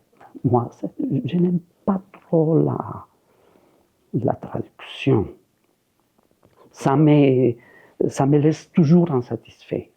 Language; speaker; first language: French; non-native, fluent; Spanish